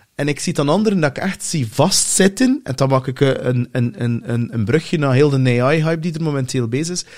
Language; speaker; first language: Dutch; native; Dutch